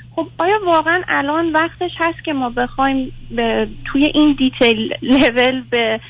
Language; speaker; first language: Persian; early bilingual, heritage; Persian